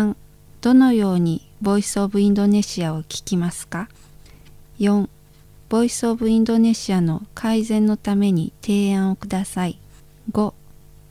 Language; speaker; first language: Japanese; non-native, fluent; Indonesian